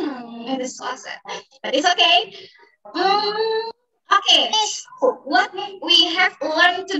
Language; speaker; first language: English; non-native, fluent; Indonesian